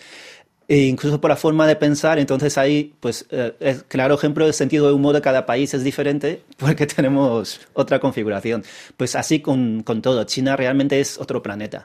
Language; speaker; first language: Spanish; early bilingual, other home language; Chinese